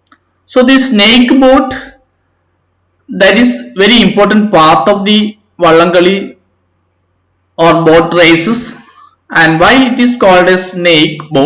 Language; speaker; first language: English; non-native, local second language; Malayalam